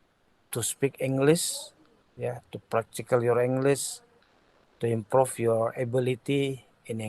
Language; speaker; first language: English; non-native, learner; Indonesian